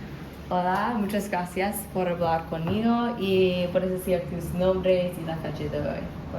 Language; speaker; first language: Spanish; non-native, learner; English